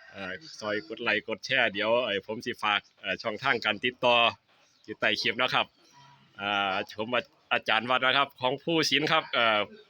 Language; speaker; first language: Thai; native; Thai